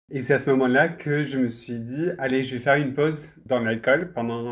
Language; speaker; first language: French; non-native, fluent; English